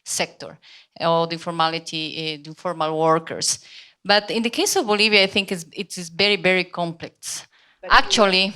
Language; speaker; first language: English; non-native, fluent; Spanish